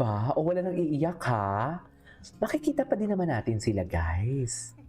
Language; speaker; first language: Filipino; native; Filipino